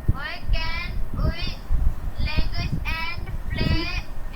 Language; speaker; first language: English; non-native, learner; Bangla